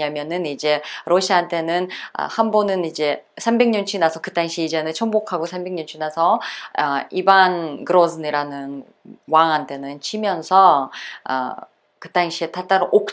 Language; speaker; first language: Korean; non-native, fluent; Uzbek